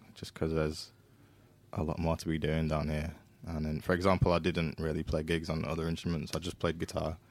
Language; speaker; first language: English; native; English